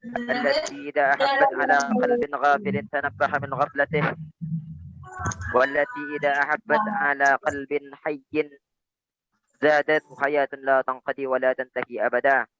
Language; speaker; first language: Arabic; non-native, fluent; Indonesian